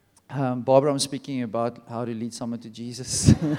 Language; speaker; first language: English; non-native, local second language; Afrikaans